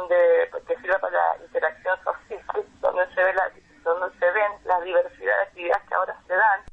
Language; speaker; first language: Spanish; native; Spanish